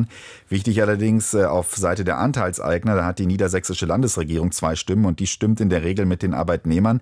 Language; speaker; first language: German; native; German